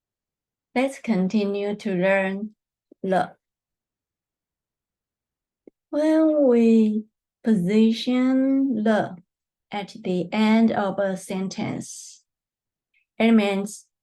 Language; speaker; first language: English; non-native, fluent; Chinese